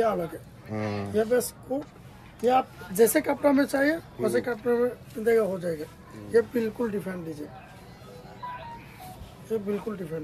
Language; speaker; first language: Hindi; non-native, learner; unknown